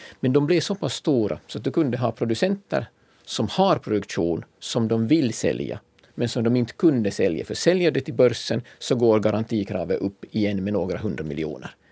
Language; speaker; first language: Swedish; native; Swedish